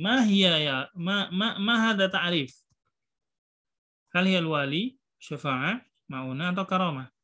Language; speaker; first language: Arabic; non-native, fluent; Indonesian